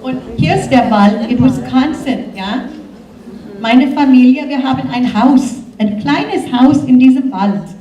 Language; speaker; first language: German; non-native, fluent; English